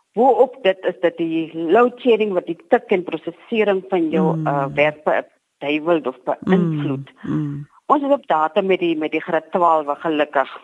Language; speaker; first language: Afrikaans; native; Afrikaans